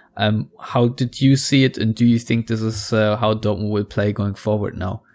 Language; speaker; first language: English; non-native, fluent; German